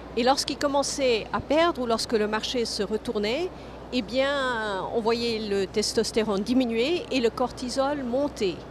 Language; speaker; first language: French; non-native, fluent; English